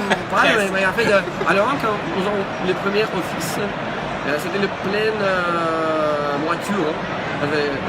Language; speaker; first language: French; non-native, learner; Russian